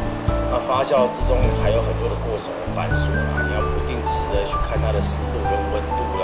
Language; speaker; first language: Chinese; native; Chinese